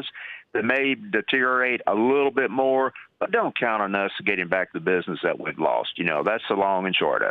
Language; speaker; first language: English; native; English